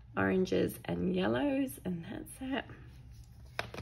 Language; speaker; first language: English; native; English